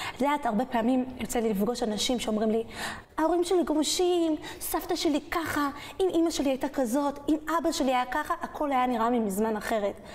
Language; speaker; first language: Hebrew; early bilingual, other home language; French